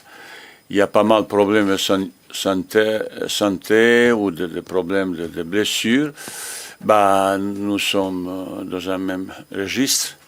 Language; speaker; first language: French; non-native, learner; Bosnian